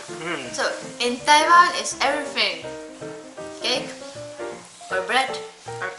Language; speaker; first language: English; non-native, fluent; Czech